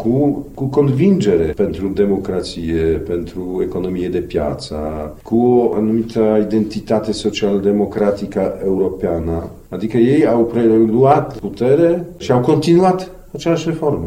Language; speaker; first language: Romanian; non-native, fluent; Polish